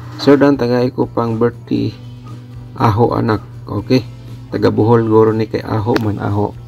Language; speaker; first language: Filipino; non-native, local second language; Cebuano